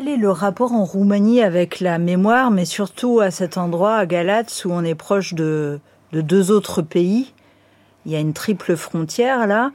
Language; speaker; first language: French; native; French